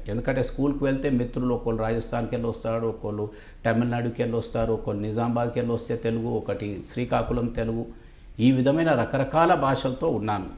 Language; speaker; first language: Telugu; native; Telugu